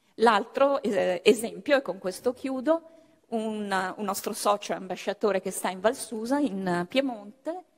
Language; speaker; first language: Italian; native; Italian